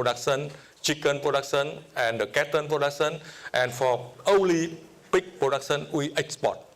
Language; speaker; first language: English; non-native, fluent; Vietnamese